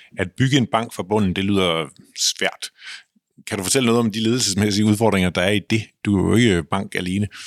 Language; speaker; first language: Danish; native; Danish